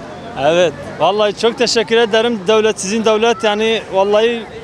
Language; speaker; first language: Turkish; non-native, fluent; Arabic